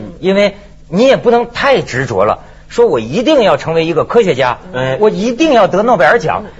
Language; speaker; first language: Chinese; native; Chinese